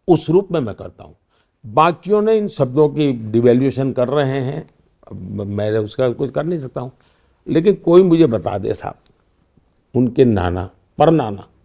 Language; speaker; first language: Hindi; non-native, local second language; Gujarati